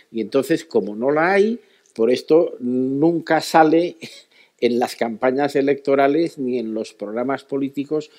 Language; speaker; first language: Spanish; native; Spanish